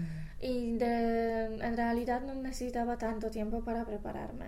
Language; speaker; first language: Spanish; non-native, fluent; English